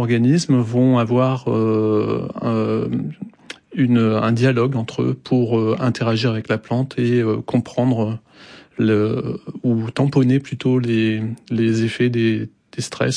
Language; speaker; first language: French; native; French